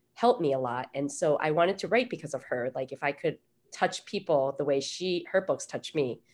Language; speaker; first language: English; native; English